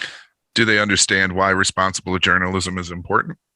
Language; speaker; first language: English; native; English